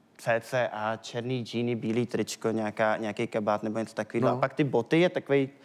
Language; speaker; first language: Czech; native; Czech